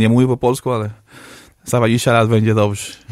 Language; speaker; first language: Polish; non-native, learner; Spanish